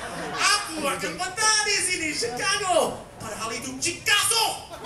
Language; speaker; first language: Indonesian; non-native, fluent; English